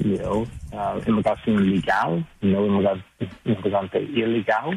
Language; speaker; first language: Spanish; non-native, learner; English